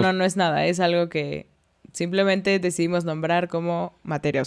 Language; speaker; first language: Spanish; native; Spanish